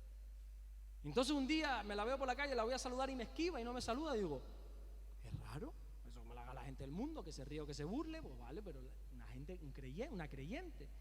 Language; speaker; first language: Spanish; native; Spanish